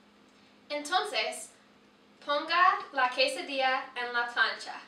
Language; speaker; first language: Spanish; non-native, learner; English